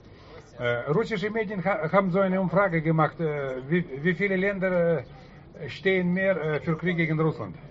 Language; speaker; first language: German; non-native, fluent; Russian